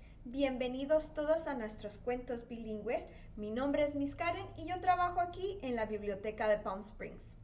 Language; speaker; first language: Spanish; native; Spanish